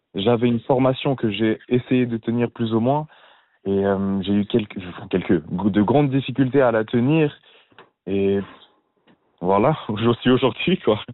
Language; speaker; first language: French; early bilingual, other home language; Albanian